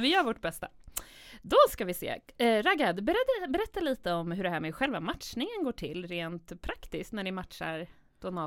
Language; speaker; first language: Swedish; native; Swedish